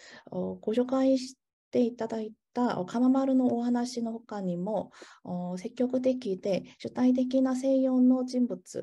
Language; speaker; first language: Japanese; non-native, fluent; Korean